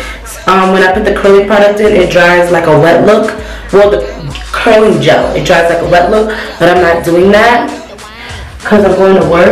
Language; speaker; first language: English; native; English